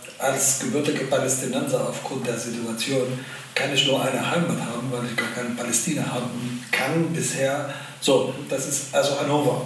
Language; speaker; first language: German; non-native, fluent; Arabic